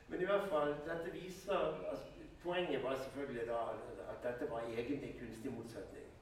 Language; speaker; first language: Norwegian; native; Norwegian